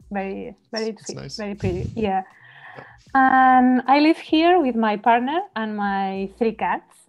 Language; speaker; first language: English; non-native, learner; Spanish